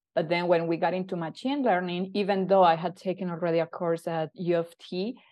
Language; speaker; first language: English; non-native, fluent; Spanish